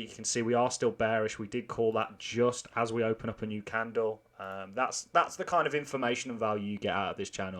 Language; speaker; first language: English; native; English